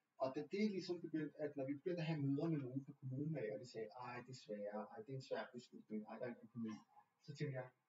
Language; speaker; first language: Danish; early bilingual, other home language; Urdu